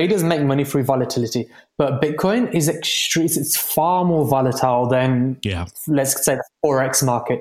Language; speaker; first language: English; native; English